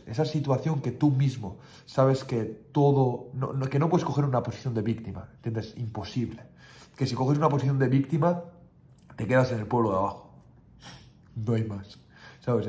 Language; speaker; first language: Spanish; native; Spanish